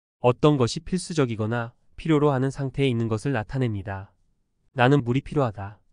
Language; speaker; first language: Korean; native; Korean